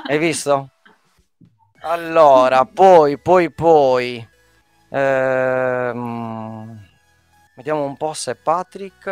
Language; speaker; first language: Italian; native; Italian